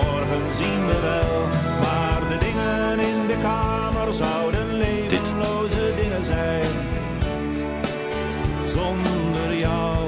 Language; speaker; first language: Dutch; non-native, learner; Arabic